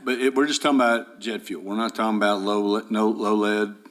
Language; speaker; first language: English; native; English